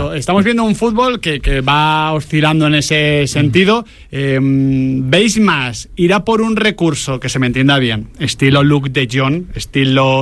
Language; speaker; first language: Spanish; native; Spanish